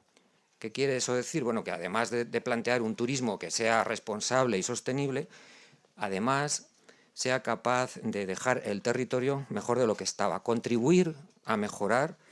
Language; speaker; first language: Spanish; native; Spanish